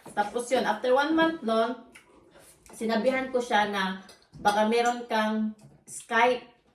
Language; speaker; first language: Filipino; native; Filipino